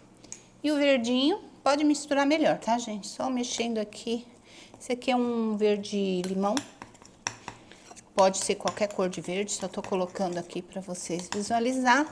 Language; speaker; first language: Portuguese; native; Portuguese